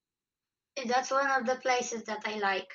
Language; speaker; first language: English; non-native, fluent; Polish